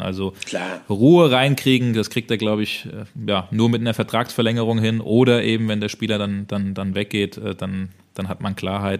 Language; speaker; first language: German; native; German